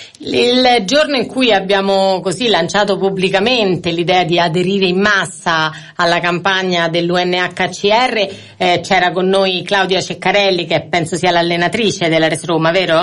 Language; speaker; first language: Italian; native; Italian